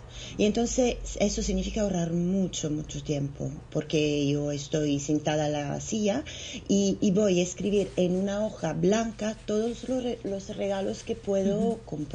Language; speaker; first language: Spanish; non-native, fluent; Italian